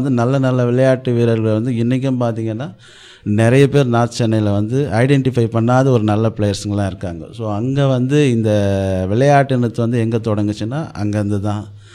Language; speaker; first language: Tamil; native; Tamil